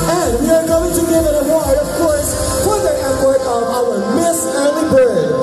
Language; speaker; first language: English; non-native, local second language; Filipino